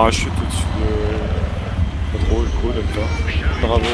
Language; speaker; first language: French; native; French